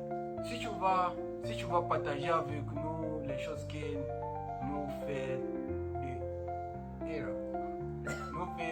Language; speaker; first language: French; non-native, learner; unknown